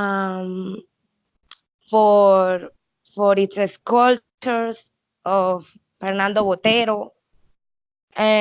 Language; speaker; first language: English; non-native, learner; Spanish